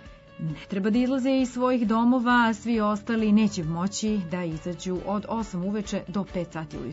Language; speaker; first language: Serbian; native; Serbian